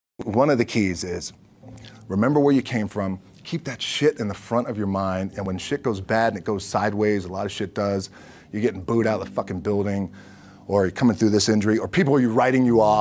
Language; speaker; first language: English; native; English